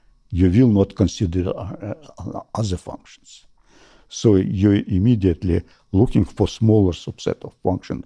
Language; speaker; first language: English; non-native, fluent; Russian